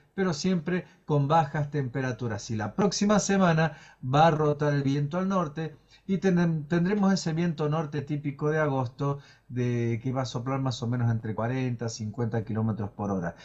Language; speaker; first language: Spanish; native; Spanish